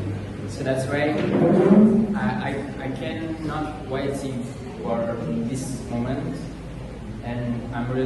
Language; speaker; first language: English; non-native, learner; Indonesian